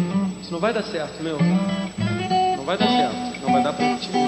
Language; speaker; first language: Portuguese; native; Portuguese